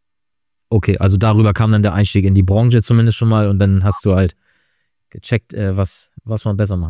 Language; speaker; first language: German; native; German